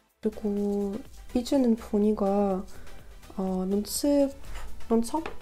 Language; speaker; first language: Korean; non-native, learner; Russian